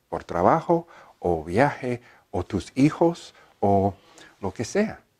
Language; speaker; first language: Spanish; non-native, learner; English